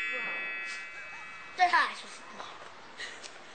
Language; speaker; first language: Chinese; native; Chinese